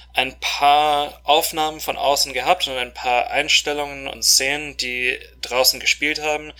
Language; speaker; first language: German; non-native, fluent; Russian